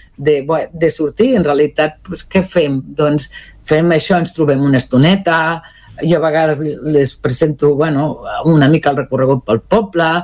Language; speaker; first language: Catalan; non-native, local second language; Spanish